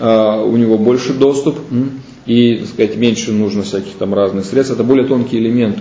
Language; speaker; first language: Russian; native; Russian